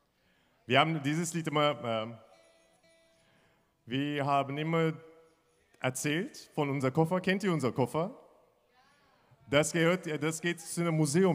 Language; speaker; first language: German; non-native, fluent; Turkish